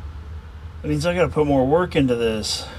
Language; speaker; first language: English; native; English